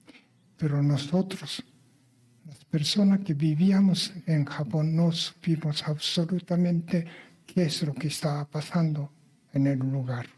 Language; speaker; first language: Spanish; non-native, fluent; Japanese